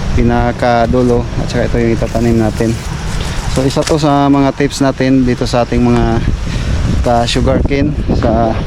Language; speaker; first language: Filipino; non-native, local second language; Cebuano